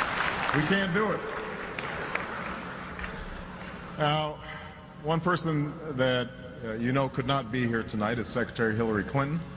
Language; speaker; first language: English; native; English